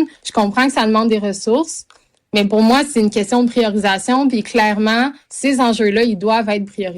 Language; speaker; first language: French; native; French